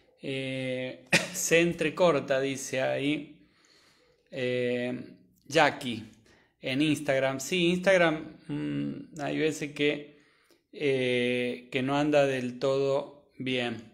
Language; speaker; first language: Spanish; native; Spanish